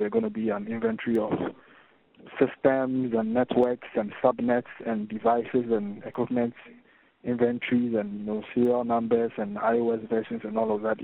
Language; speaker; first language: English; non-native, local second language; Akan